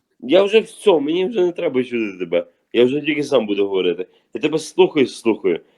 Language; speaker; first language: Ukrainian; native; Ukrainian